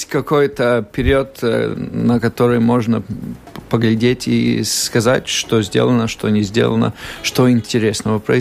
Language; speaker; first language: Russian; non-native, local second language; Latvian